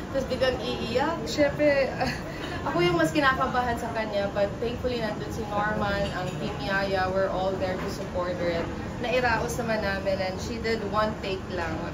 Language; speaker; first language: Filipino; non-native, local second language; Cebuano